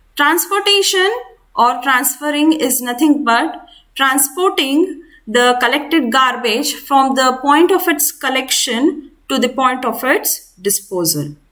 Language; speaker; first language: English; non-native, local second language; Kannada